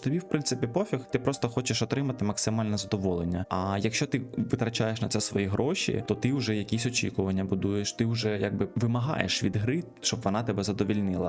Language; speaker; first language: Ukrainian; native; Ukrainian